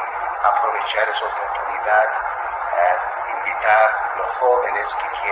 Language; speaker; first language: Spanish; non-native, fluent; Azerbaijani